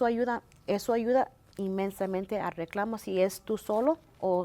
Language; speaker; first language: Spanish; early bilingual, heritage; Spanish